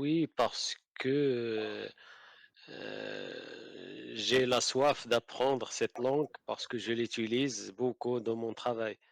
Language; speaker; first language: French; non-native, learner; Arabic